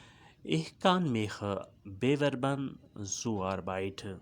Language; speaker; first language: German; non-native, learner; Urdu